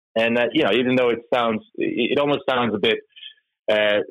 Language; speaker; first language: English; non-native, fluent; Norwegian